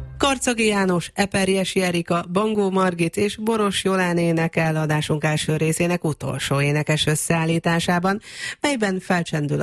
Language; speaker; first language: Hungarian; native; Hungarian